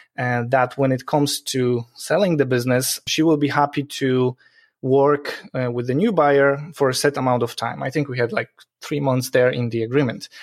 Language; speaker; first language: English; non-native, fluent; Polish